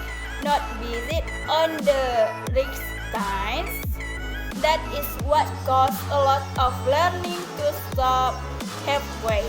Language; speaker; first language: English; non-native, learner; Indonesian